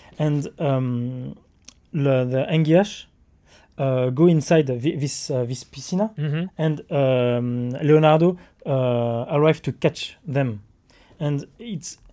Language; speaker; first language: English; non-native, learner; French